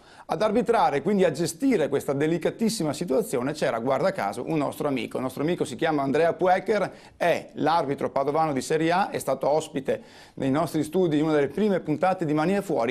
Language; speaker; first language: Italian; native; Italian